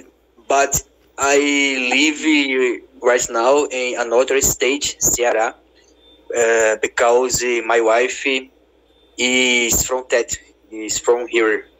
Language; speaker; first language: English; non-native, learner; Portuguese